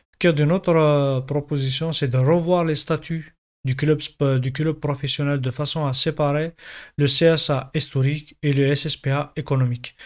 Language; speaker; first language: French; non-native, local second language; Kabyle